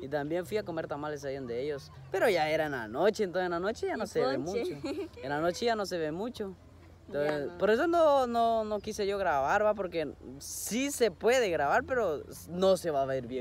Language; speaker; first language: Spanish; native; Spanish